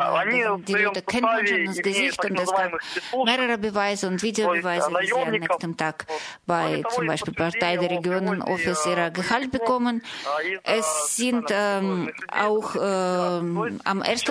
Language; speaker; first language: German; non-native, fluent; Russian